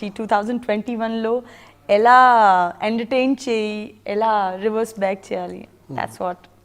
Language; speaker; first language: Telugu; non-native, learner; Gujarati